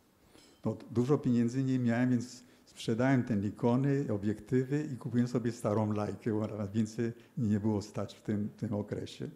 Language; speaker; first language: Polish; early bilingual, heritage; Polish